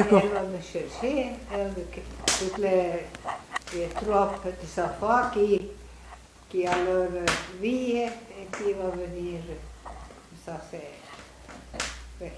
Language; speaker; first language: French; non-native, learner; Finnish